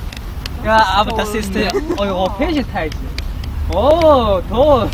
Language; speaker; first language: German; non-native, learner; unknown